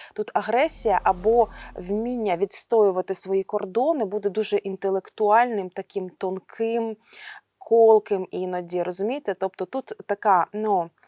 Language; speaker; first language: Ukrainian; native; Ukrainian